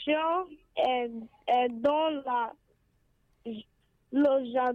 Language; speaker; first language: French; non-native, learner; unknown